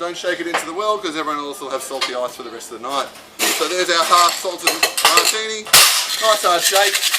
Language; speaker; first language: English; native; English